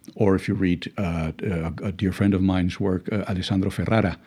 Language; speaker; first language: English; early bilingual, other home language; Spanish